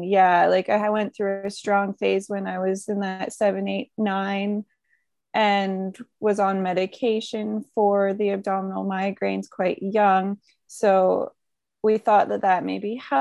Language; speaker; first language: English; native; English